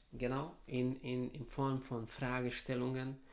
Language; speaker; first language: German; non-native, fluent; Hungarian